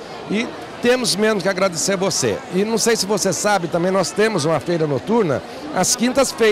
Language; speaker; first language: Portuguese; native; Portuguese